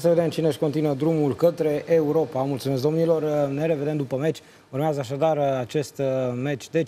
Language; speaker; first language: Romanian; native; Romanian